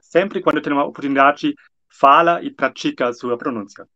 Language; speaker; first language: Portuguese; non-native, fluent; German